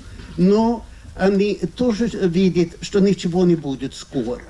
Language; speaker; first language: Russian; non-native, fluent; Swedish